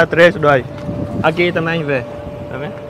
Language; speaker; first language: Portuguese; non-native, learner; Vietnamese